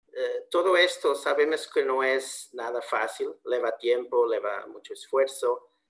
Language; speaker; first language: Spanish; non-native, fluent; Portuguese